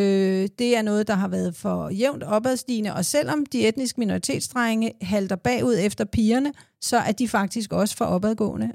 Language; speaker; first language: Danish; native; Danish